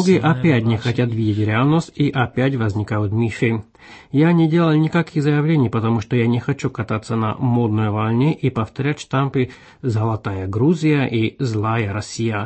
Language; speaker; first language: Russian; native; Russian